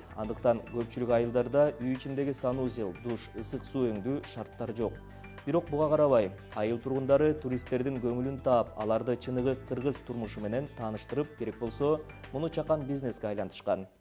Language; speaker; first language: Kyrgyz; native; Kyrgyz